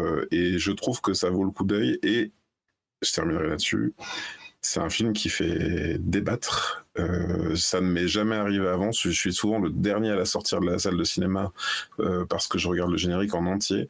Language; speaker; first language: French; native; French